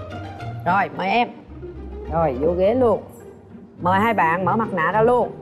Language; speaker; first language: Vietnamese; native; Vietnamese